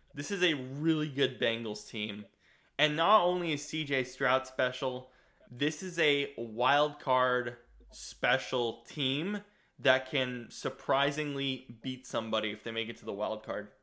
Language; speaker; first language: English; native; English